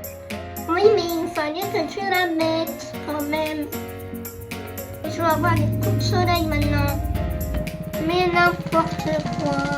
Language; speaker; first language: French; native; French